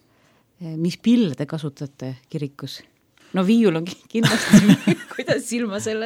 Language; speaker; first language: Estonian; non-native, local second language; Russian